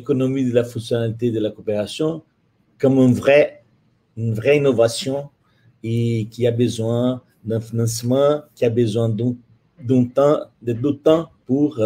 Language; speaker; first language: French; non-native, fluent; Portuguese